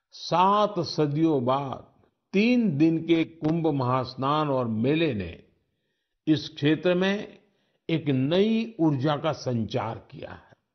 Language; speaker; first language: Hindi; non-native, local second language; Gujarati